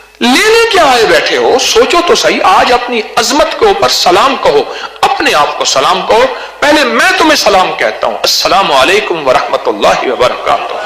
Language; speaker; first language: Urdu; non-native, local second language; Punjabi